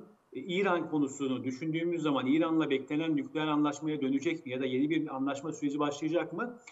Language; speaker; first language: Turkish; native; Turkish